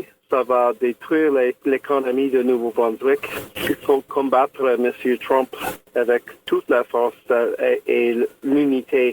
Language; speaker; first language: French; non-native, local second language; English